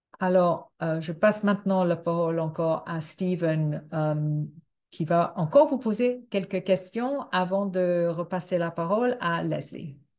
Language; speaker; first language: French; non-native, fluent; English